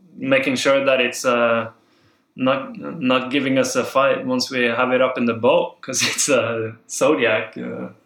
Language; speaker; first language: English; non-native, fluent; Norwegian